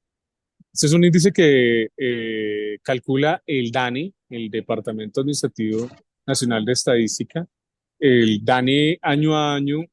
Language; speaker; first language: Spanish; native; Spanish